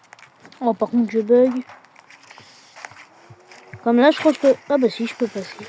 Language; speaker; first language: French; native; French